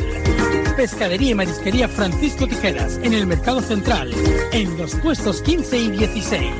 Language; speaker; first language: Spanish; native; Spanish